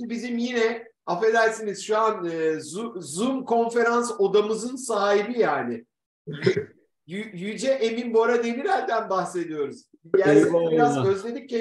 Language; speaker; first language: Turkish; native; Turkish